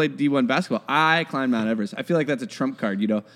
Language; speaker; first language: English; native; English